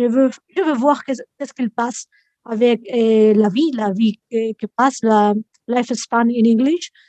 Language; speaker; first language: French; non-native, fluent; Spanish